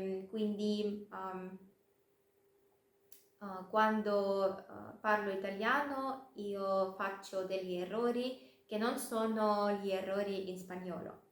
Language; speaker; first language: Italian; non-native, fluent; Russian